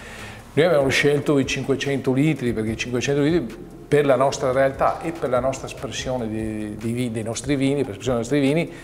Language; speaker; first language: Italian; native; Italian